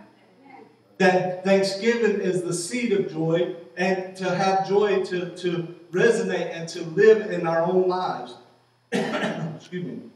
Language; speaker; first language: English; native; English